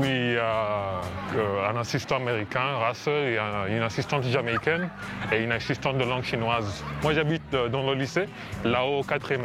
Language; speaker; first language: French; non-native, fluent; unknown